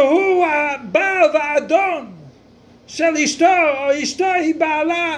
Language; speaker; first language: Hebrew; non-native, fluent; English